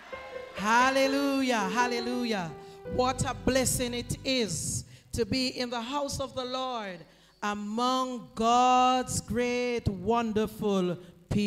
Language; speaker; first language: English; non-native, local second language; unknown